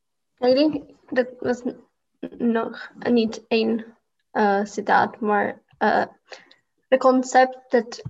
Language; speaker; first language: Dutch; non-native, learner; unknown